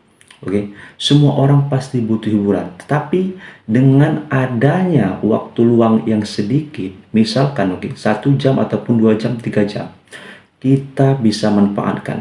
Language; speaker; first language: Indonesian; native; Indonesian